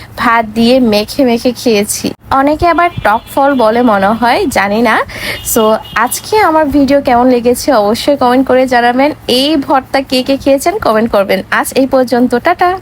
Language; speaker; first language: Bangla; non-native, local second language; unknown